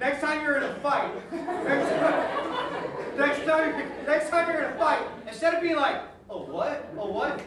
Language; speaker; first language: English; native; English